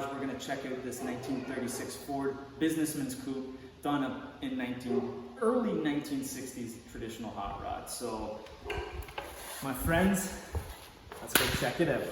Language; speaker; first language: English; native; English